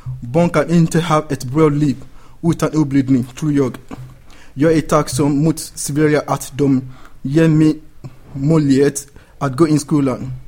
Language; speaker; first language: Swedish; non-native, learner; English